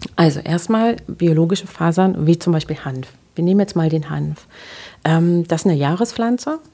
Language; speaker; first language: German; native; German